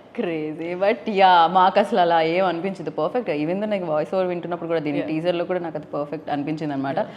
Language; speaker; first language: Telugu; native; Telugu